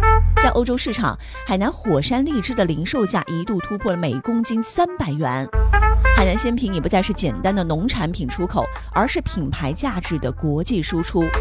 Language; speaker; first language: Chinese; native; Chinese